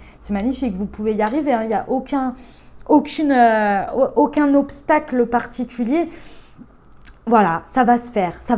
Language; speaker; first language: French; native; French